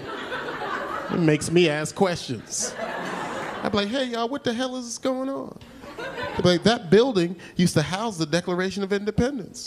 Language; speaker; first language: English; native; English